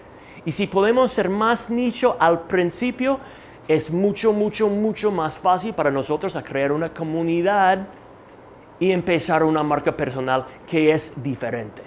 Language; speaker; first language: Spanish; non-native, fluent; English